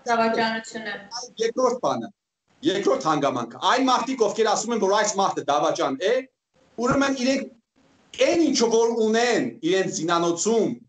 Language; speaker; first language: Armenian; native; Armenian